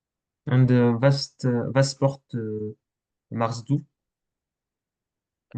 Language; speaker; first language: German; non-native, fluent; French